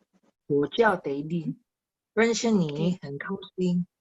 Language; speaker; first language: Chinese; non-native, learner; Indonesian